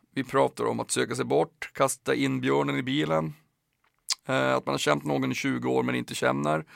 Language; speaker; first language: Swedish; native; Swedish